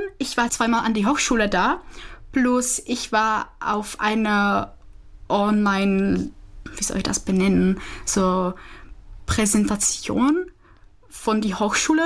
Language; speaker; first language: German; non-native, fluent; Czech